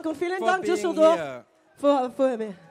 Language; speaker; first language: German; non-native, learner; English